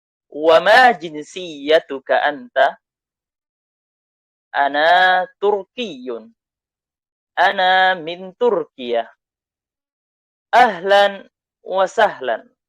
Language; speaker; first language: Arabic; non-native, fluent; Indonesian